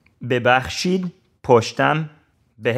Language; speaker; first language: Persian; non-native, learner; English